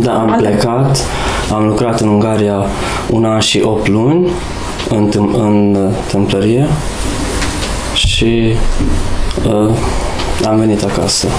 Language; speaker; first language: Romanian; non-native, local second language; Hungarian